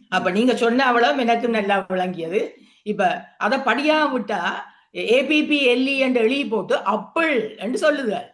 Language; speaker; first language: Tamil; native; Tamil